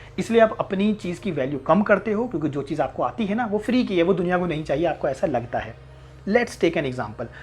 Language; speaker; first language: Hindi; native; Hindi